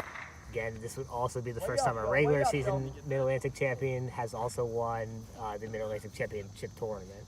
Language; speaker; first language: English; native; English